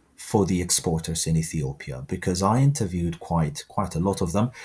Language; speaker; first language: English; non-native, fluent; Amharic